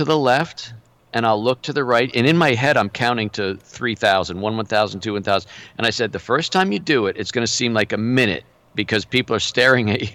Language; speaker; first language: English; native; English